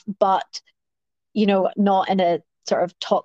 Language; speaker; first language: English; native; English